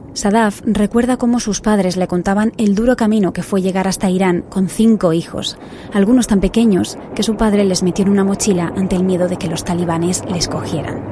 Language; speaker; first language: Spanish; native; Spanish